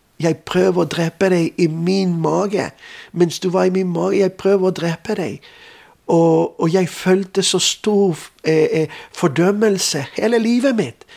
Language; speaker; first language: Norwegian; non-native, fluent; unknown